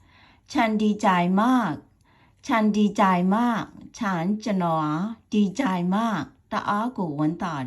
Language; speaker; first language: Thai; non-native, fluent; Burmese